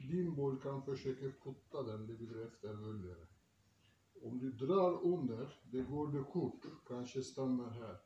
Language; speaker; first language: Swedish; non-native, fluent; Turkish